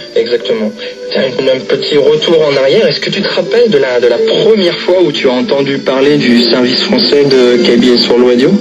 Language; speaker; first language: French; native; French